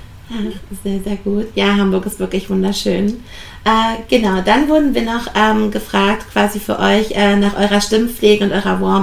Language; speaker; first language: German; native; German